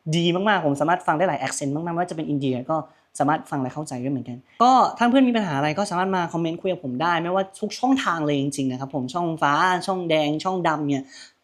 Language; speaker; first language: Thai; native; Thai